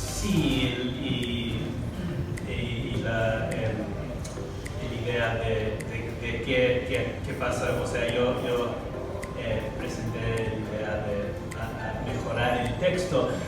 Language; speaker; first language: Spanish; non-native, fluent; English